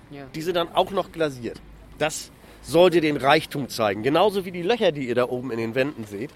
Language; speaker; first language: German; native; German